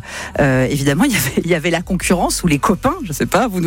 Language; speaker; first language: French; native; French